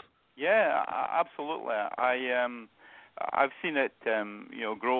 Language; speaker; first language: English; native; English